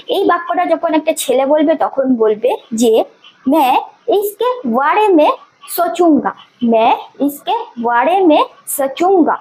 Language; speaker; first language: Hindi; non-native, fluent; Bangla